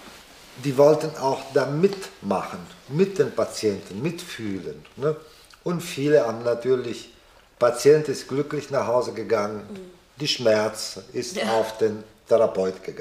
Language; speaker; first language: German; non-native, fluent; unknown